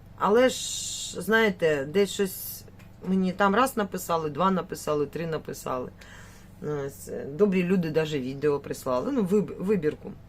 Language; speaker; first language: Ukrainian; native; Ukrainian